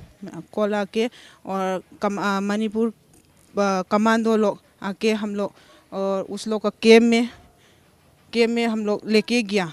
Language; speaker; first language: Hindi; non-native, local second language; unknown